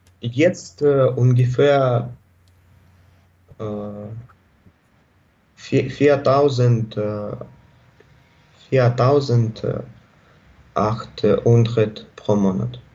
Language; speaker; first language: German; non-native, learner; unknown